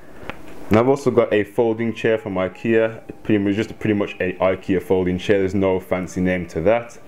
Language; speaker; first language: English; native; English